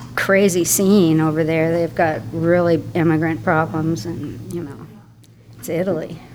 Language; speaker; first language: English; native; English